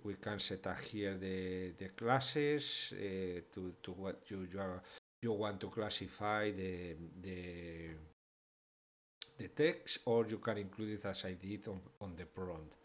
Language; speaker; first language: English; non-native, fluent; Spanish